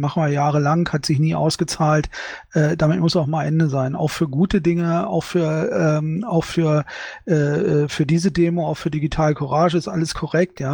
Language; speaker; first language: German; native; German